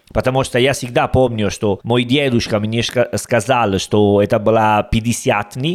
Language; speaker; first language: Russian; non-native, learner; Italian